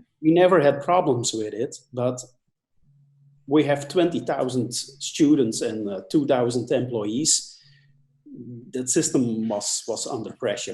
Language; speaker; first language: English; non-native, fluent; Dutch